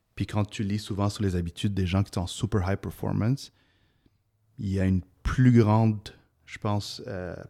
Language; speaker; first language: French; early bilingual, other home language; Arabic